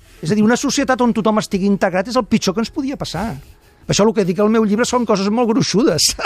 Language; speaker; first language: Catalan; native; Catalan